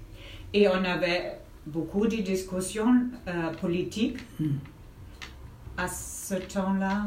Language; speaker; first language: French; non-native, fluent; German